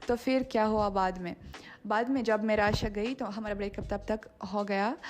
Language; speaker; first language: Hindi; non-native, fluent; Russian